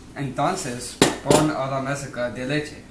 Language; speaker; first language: Spanish; non-native, learner; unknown